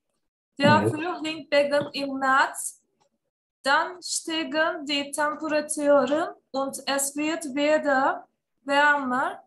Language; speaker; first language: German; non-native, learner; Turkish